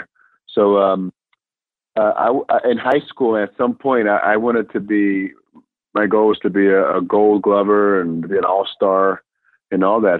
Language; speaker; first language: English; non-native, fluent; Spanish